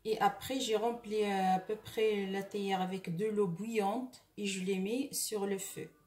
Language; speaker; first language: French; non-native, local second language; Arabic